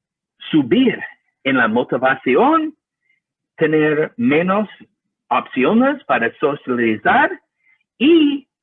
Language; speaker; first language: Spanish; non-native, learner; English